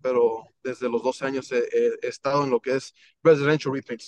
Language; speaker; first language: Spanish; early bilingual, heritage; Spanish